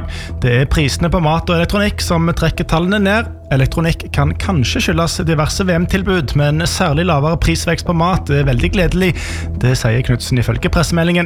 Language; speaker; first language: Norwegian; native; Norwegian